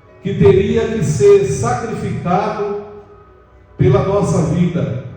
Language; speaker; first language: Portuguese; native; Portuguese